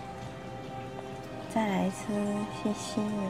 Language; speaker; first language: Chinese; non-native, fluent; Vietnamese